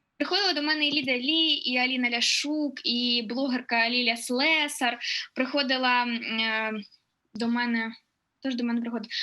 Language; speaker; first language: Ukrainian; non-native, local second language; Russian